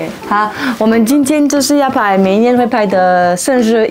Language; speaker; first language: Chinese; non-native, fluent; French